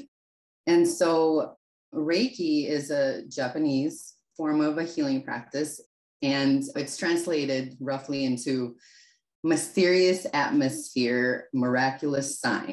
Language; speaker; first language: English; non-native, fluent; Russian